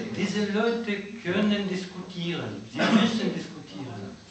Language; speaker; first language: German; non-native, learner; Russian